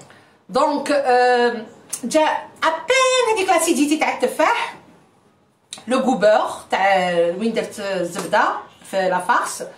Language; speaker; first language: Arabic; native; Arabic